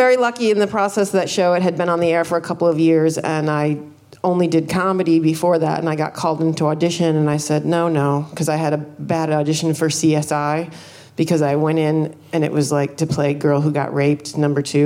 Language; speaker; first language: English; native; English